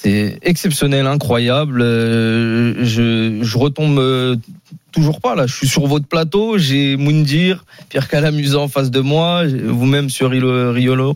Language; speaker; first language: French; native; French